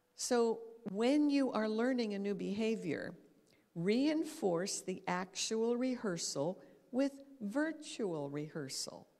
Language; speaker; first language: English; native; English